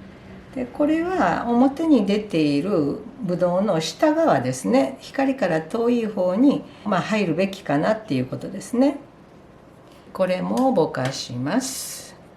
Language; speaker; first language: Japanese; native; Japanese